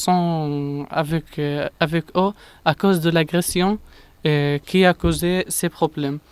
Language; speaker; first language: French; non-native, learner; Arabic